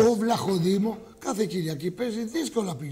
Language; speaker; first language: Greek; early bilingual, heritage; Greek